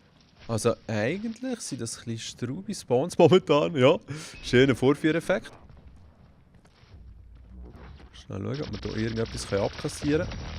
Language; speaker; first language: German; native; German